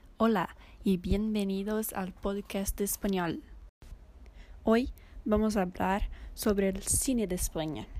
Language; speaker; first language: Spanish; non-native, fluent; Portuguese